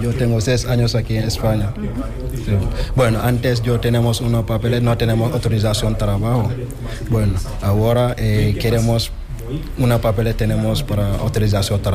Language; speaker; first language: Spanish; non-native, learner; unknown